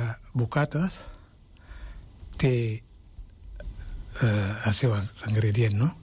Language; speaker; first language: Catalan; non-native, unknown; Wolof